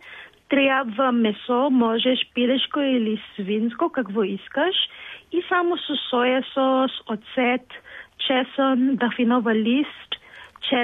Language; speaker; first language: Bulgarian; non-native, learner; Filipino